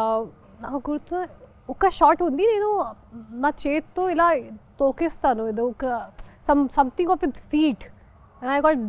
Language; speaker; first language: Telugu; non-native, local second language; Hindi